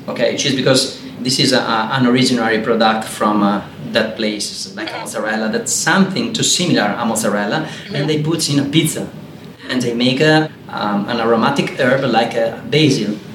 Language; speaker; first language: English; non-native, learner; Italian